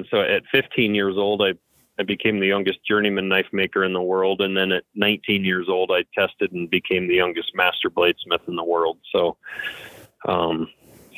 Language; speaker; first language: English; native; English